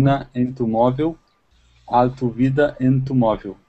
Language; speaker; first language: Spanish; non-native, learner; Portuguese